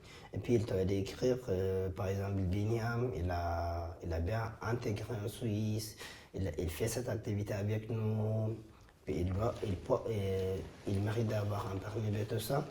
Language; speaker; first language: French; non-native, fluent; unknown